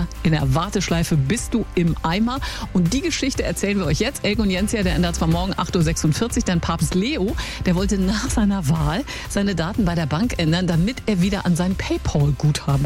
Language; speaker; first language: German; native; German